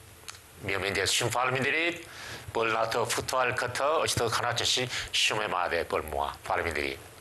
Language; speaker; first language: Albanian; non-native, learner; Korean